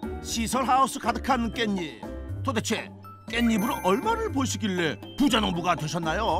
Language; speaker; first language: Korean; native; Korean